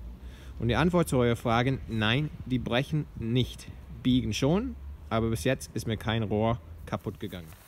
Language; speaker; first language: German; non-native, fluent; English